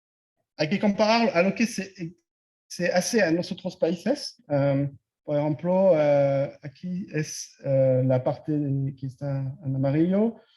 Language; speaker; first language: Spanish; non-native, fluent; French